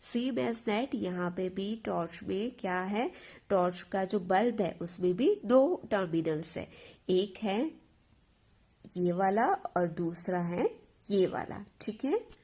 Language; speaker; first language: Hindi; non-native, local second language; Gujarati